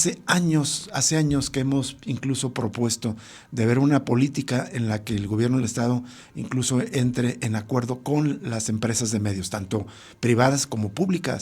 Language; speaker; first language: Spanish; native; Spanish